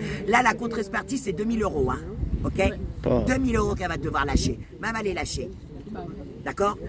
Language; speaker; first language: French; native; French